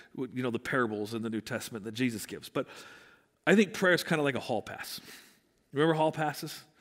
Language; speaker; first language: English; native; English